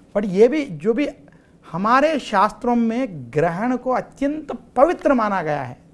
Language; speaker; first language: Hindi; non-native, local second language; Telugu